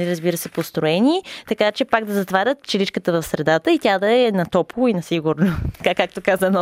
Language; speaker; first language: Bulgarian; native; Bulgarian